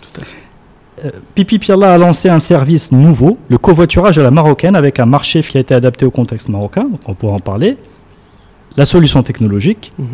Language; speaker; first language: French; non-native, local second language; Arabic